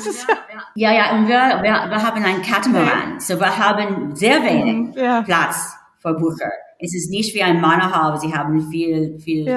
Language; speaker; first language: German; non-native, learner; English